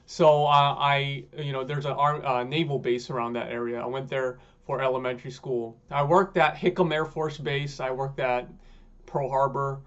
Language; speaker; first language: English; native; English